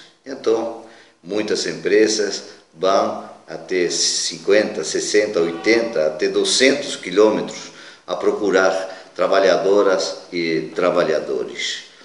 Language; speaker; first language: Portuguese; non-native, fluent; Spanish